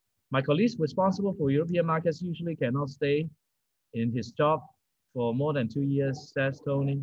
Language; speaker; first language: English; non-native, local second language; Cantonese